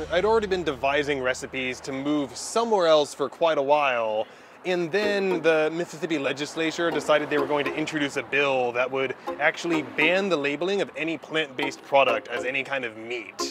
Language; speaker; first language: English; native; English